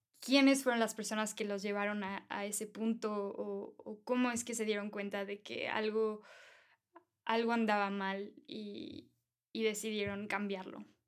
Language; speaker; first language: Spanish; native; Spanish